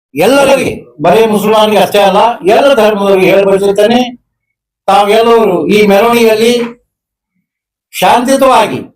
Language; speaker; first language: Kannada; non-native, local second language; Urdu